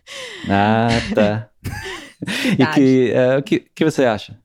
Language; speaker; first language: Portuguese; non-native, learner; English